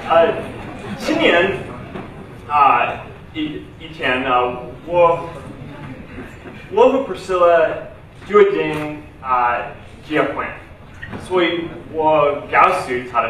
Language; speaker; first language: Chinese; non-native, learner; English